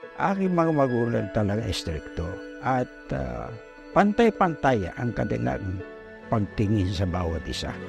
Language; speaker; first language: Filipino; non-native, local second language; Pangasinan